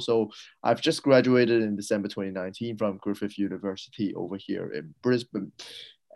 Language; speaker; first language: English; non-native, local second language; Cantonese